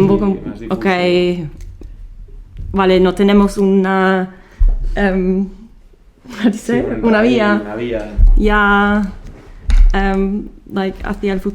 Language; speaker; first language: Spanish; non-native, fluent; Italian